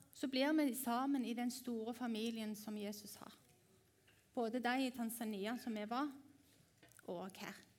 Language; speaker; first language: Norwegian; native; Norwegian